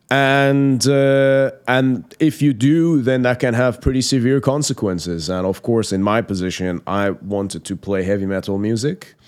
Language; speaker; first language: English; non-native, fluent; Persian